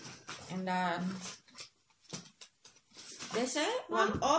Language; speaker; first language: Dutch; non-native, learner; Indonesian